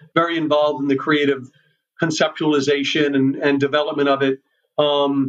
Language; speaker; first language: English; native; English